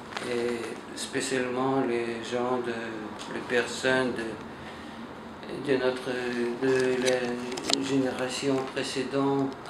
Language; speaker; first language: French; non-native, learner; Russian